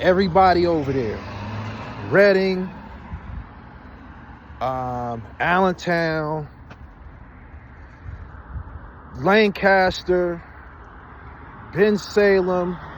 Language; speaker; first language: English; native; English